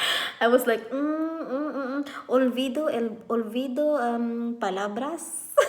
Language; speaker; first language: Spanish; non-native, learner; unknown